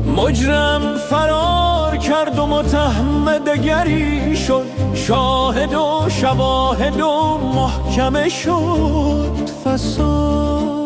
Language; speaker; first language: Persian; native; Persian